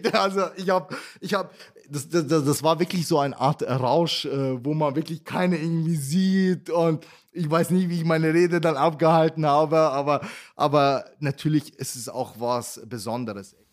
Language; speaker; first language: German; early bilingual, other home language; Arabic